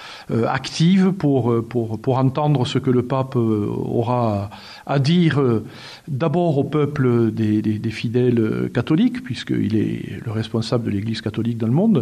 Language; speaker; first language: French; native; French